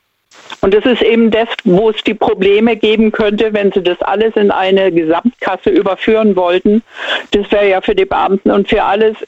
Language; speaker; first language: German; native; German